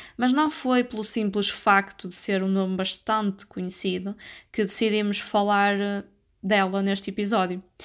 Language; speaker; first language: Portuguese; native; Portuguese